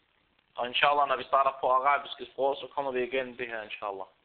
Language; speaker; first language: Danish; non-native, fluent; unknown